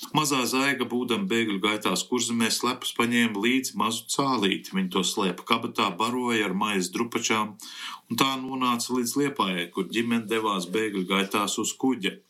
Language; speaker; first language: Latvian; early bilingual, heritage; Latvian